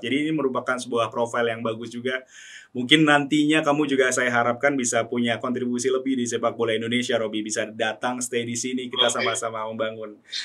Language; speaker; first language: Indonesian; native; Indonesian